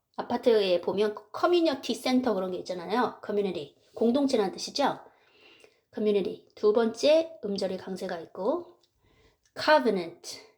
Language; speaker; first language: Korean; native; Korean